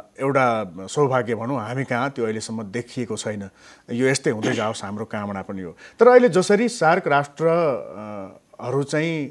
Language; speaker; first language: Nepali; native; Nepali